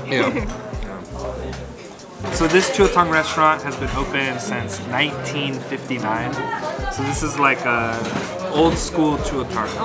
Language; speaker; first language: English; non-native, fluent; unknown